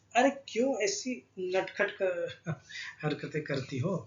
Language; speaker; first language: Hindi; non-native, local second language; Marathi